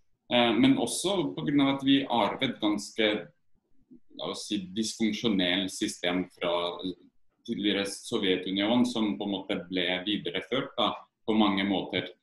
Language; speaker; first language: Norwegian; non-native, fluent; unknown